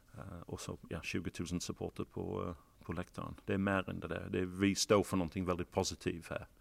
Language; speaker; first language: Swedish; non-native, fluent; English